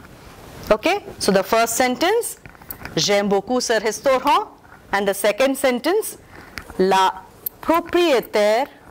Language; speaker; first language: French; non-native, fluent; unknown